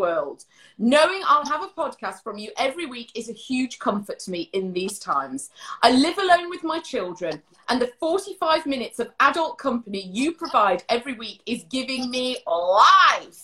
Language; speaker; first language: English; native; English